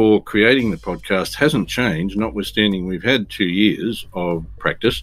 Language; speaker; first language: English; native; English